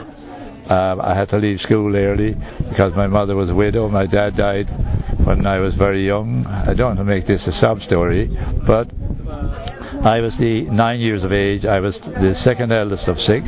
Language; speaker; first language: English; native; English